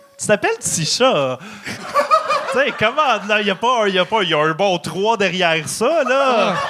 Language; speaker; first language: French; native; French